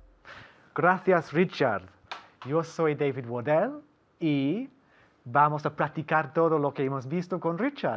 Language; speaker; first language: Spanish; non-native, fluent; English